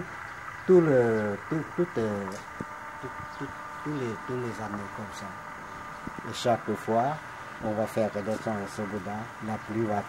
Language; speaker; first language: French; non-native, fluent; Lao